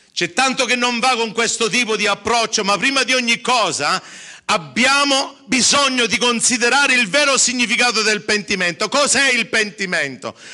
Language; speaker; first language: Italian; early bilingual, heritage; English